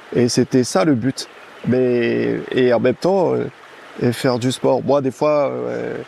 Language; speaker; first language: French; non-native, local second language; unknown